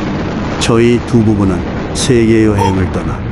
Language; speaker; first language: Korean; native; Korean